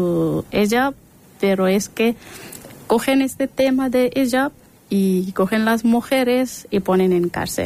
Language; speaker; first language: Spanish; non-native, learner; Persian